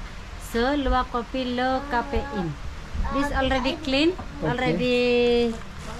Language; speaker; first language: English; non-native, learner; Indonesian